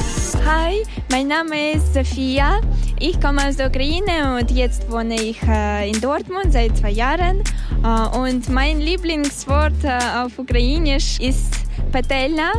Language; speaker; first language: German; non-native, learner; Russian